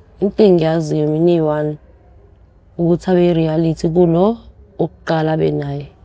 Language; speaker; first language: Zulu; early bilingual, other home language; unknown